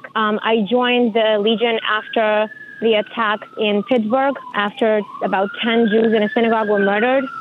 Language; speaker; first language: English; early bilingual, other home language; Ukrainian